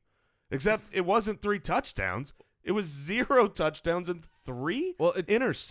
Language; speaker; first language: English; native; English